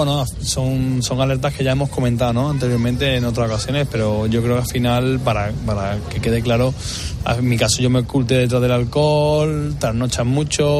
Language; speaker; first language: Spanish; native; Spanish